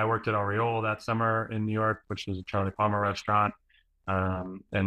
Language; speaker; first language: English; native; English